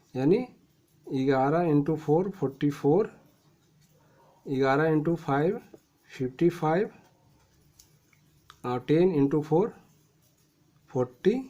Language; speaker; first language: Hindi; native; Hindi